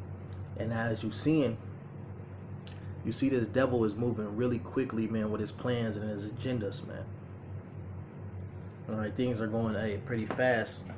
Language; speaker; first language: English; native; English